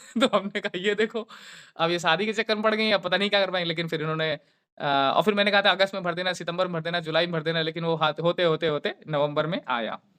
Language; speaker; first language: Hindi; native; Hindi